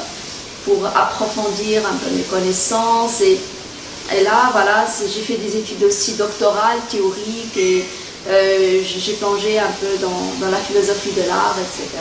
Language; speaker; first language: French; non-native, local second language; Arabic